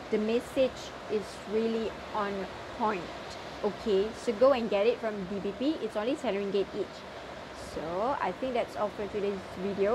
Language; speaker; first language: English; non-native, local second language; Malay